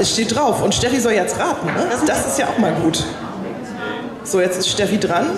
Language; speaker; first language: German; native; German